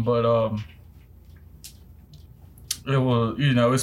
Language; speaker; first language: English; native; English